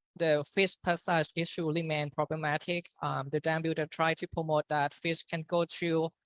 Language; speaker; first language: English; non-native, fluent; Thai